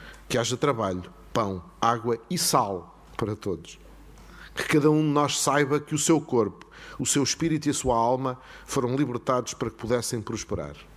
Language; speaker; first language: Portuguese; native; Portuguese